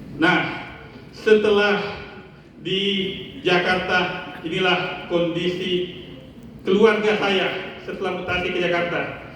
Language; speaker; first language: Indonesian; non-native, local second language; Buginese